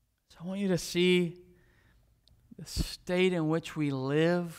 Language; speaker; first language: English; native; English